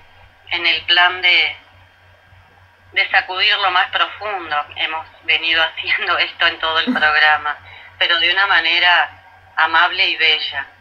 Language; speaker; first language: Spanish; native; Spanish